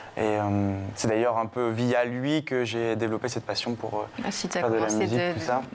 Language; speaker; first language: French; native; French